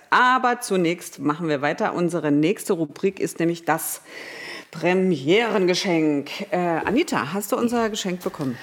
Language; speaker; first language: German; native; German